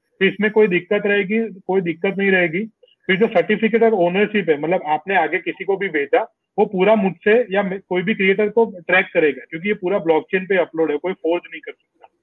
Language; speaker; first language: Hindi; non-native, local second language; Gujarati